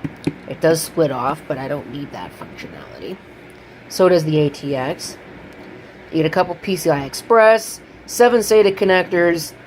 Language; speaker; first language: English; native; English